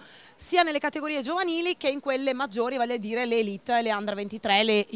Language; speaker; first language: Italian; native; Italian